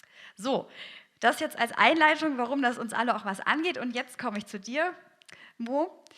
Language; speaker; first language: German; native; German